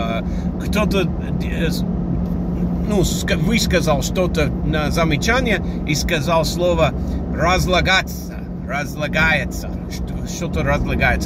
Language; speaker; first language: Russian; non-native, fluent; English